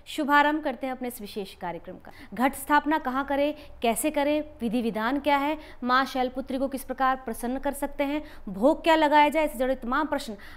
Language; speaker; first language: Hindi; native; Hindi